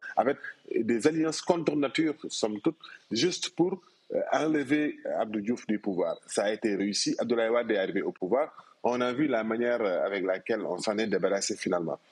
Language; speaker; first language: French; non-native, local second language; Wolof